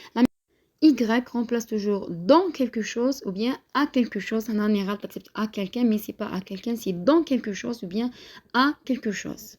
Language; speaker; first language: French; non-native, local second language; Arabic